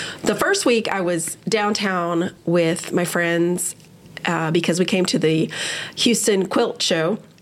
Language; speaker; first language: English; early bilingual, other home language; Spanish